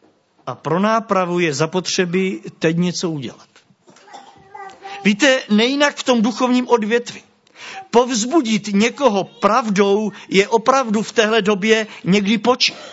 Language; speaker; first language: Czech; native; Czech